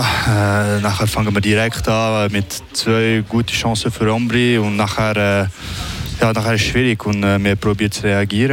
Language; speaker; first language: German; non-native, local second language; French